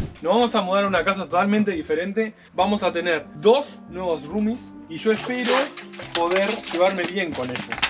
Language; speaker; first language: Spanish; native; Spanish